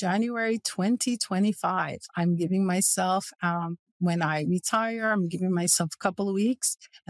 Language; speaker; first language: English; native; English